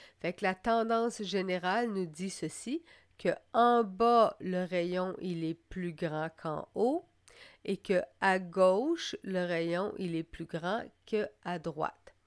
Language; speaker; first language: French; native; French